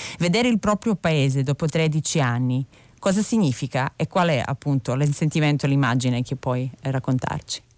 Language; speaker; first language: Italian; non-native, fluent; Serbian